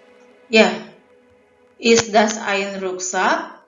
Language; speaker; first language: German; non-native, fluent; Indonesian